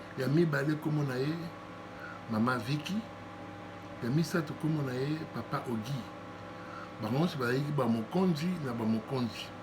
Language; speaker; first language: Lingala; native; Lingala